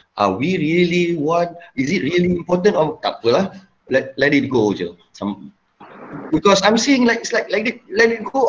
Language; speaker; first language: English; non-native, local second language; Malay